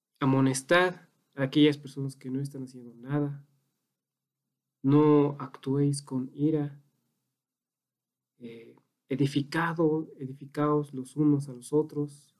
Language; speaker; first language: Spanish; native; Spanish